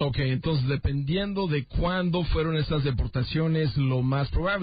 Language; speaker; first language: Spanish; native; Spanish